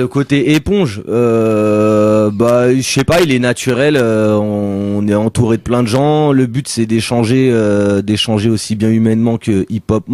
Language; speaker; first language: French; native; French